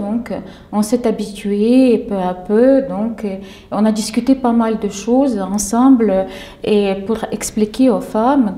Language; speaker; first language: French; non-native, fluent; Ukrainian